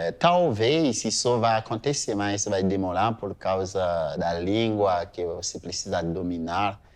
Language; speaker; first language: Portuguese; non-native, fluent; Haitian Creole